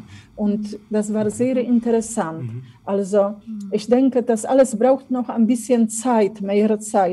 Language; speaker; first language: German; non-native, fluent; Polish